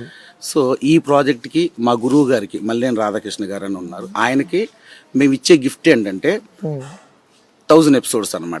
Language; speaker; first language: Telugu; native; Telugu